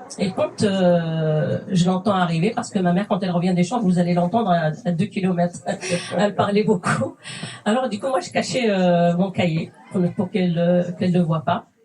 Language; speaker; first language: French; non-native, fluent; Kabyle